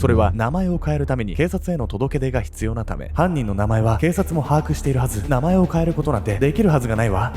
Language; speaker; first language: Japanese; native; Japanese